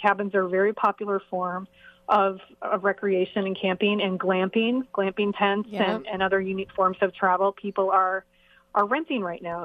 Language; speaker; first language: English; native; English